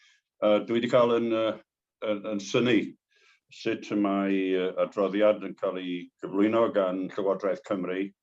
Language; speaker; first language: Welsh; native; Welsh